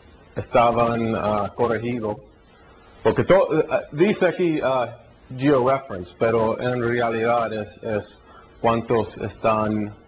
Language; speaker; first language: Spanish; early bilingual, heritage; Spanish